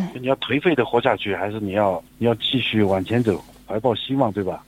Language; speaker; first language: Chinese; native; Chinese